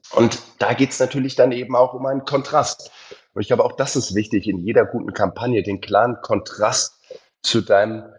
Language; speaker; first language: German; native; German